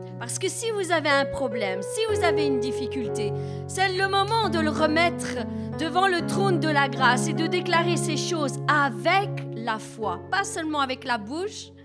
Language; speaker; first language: French; native; French